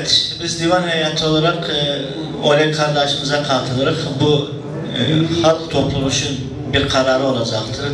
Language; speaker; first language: Turkish; native; Turkish